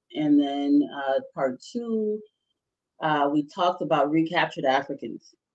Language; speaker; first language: English; early bilingual, other home language; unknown